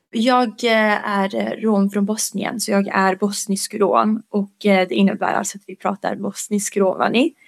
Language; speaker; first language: Swedish; early bilingual, other home language; Romany